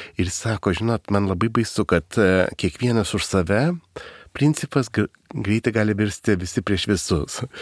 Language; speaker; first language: Lithuanian; native; Lithuanian